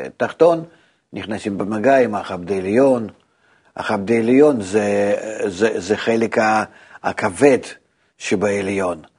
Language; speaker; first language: Hebrew; non-native, fluent; Russian